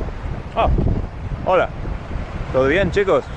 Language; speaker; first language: Spanish; non-native, fluent; English